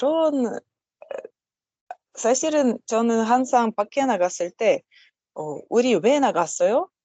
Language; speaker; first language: Korean; non-native, learner; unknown